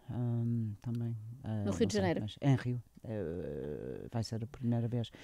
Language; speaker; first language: Portuguese; non-native, learner; English